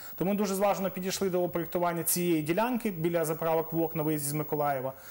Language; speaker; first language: Ukrainian; native; Ukrainian